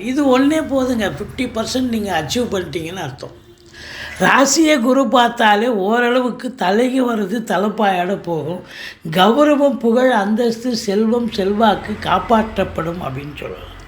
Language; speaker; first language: Tamil; native; Tamil